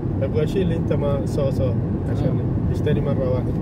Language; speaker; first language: Arabic; non-native, learner; Indonesian